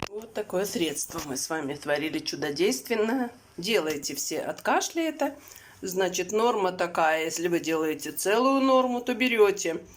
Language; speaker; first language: Russian; native; Russian